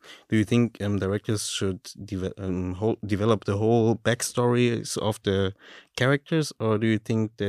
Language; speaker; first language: English; non-native, fluent; German